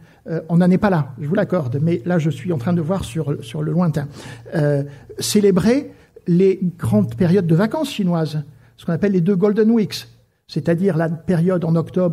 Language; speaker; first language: French; native; French